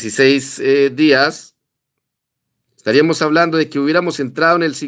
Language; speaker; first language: Spanish; native; Spanish